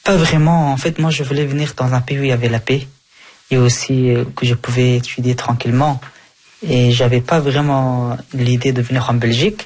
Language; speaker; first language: French; non-native, fluent; Persian